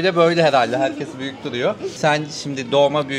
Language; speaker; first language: Turkish; native; Turkish